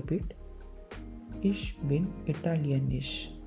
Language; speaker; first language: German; non-native, fluent; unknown